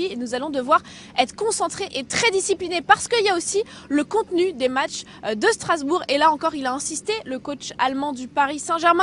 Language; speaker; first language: French; native; French